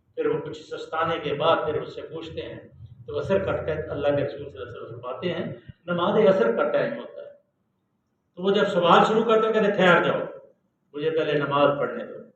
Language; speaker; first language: Urdu; non-native, local second language; Punjabi